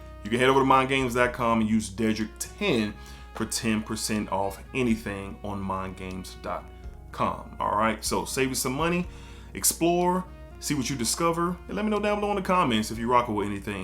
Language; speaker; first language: English; native; English